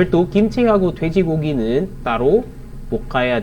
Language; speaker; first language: Korean; non-native, learner; Filipino